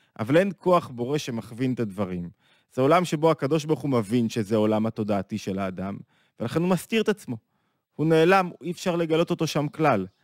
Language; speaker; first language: Hebrew; native; Hebrew